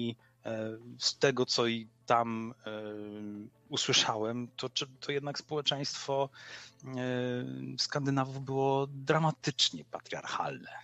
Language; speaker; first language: Polish; native; Polish